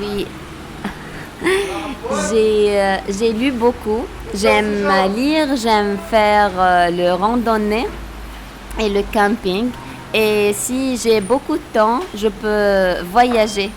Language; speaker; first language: French; non-native, local second language; Arabic